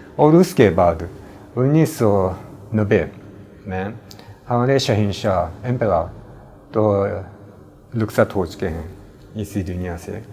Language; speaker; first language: Urdu; non-native, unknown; Japanese